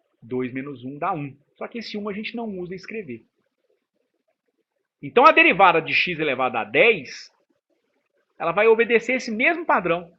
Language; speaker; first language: Portuguese; native; Portuguese